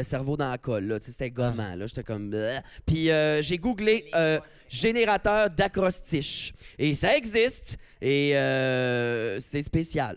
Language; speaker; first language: French; native; French